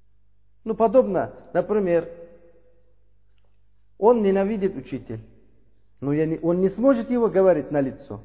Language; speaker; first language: Russian; non-native, learner; Uzbek